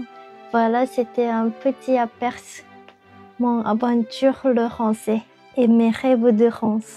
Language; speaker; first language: French; non-native, learner; Japanese